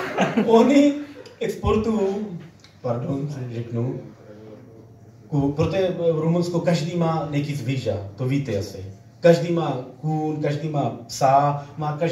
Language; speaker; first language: Czech; non-native, learner; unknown